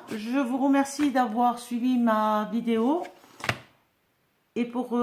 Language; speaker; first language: French; native; French